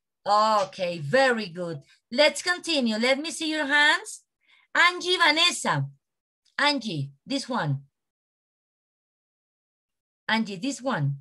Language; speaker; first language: English; non-native, learner; Spanish